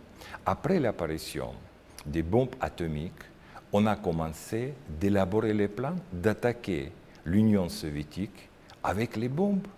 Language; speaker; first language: French; non-native, learner; Russian